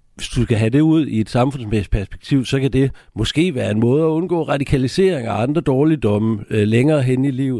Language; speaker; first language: Danish; native; Danish